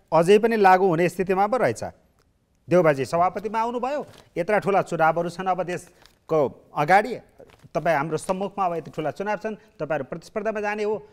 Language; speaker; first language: Nepali; native; Nepali